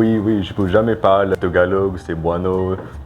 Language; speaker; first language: French; non-native, learner; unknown